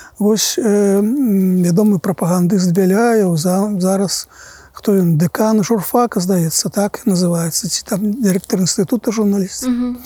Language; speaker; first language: Belarusian; native; Belarusian